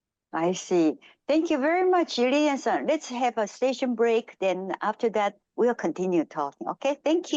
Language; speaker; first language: English; non-native, fluent; Japanese